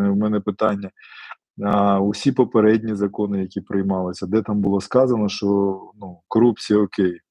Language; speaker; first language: Ukrainian; non-native, local second language; Russian